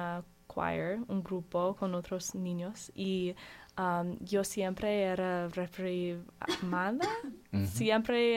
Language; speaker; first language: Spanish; non-native, learner; English